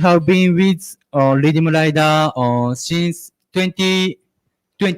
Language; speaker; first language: English; non-native, learner; Japanese